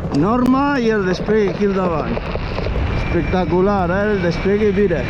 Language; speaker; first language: Catalan; native; Catalan